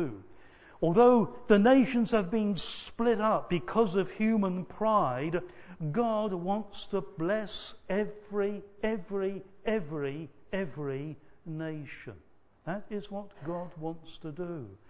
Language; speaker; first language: English; native; English